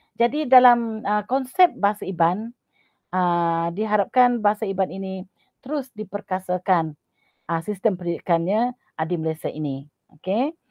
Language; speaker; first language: Malay; non-native, local second language; Iban